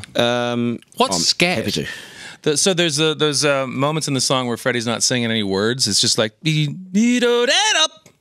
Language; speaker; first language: English; native; English